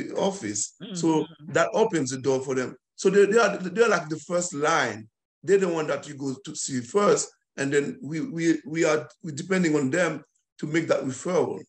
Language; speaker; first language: English; non-native, fluent; Haitian Creole